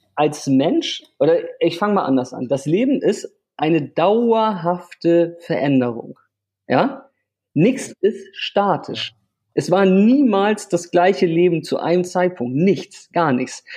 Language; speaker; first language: German; native; German